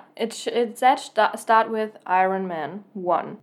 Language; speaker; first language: English; non-native, fluent; German